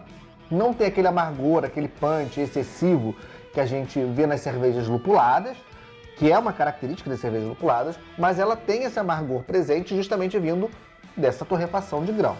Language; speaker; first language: Portuguese; native; Portuguese